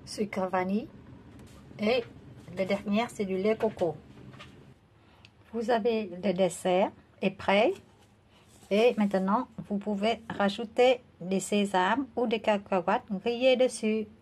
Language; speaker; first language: French; non-native, learner; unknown